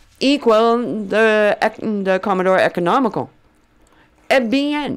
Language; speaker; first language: Spanish; non-native, learner; English